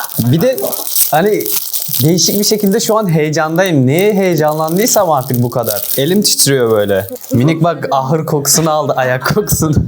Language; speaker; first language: Turkish; non-native, fluent; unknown